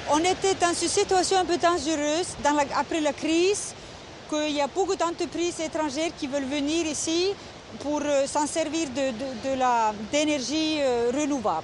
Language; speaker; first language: French; non-native, fluent; Icelandic